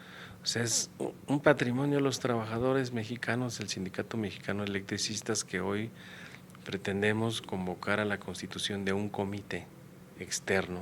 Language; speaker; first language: Spanish; native; Spanish